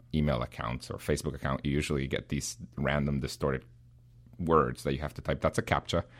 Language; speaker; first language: English; non-native, fluent; Spanish